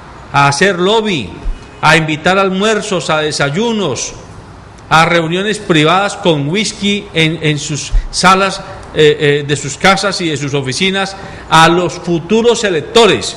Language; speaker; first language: Spanish; native; Spanish